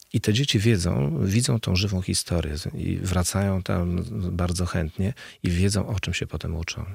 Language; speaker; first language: Polish; native; Polish